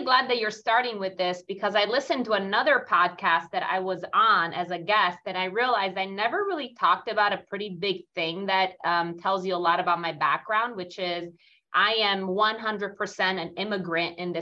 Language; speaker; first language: English; non-native, fluent; Italian